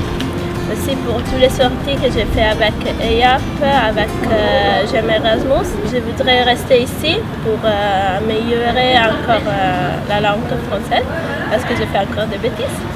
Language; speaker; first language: French; non-native, learner; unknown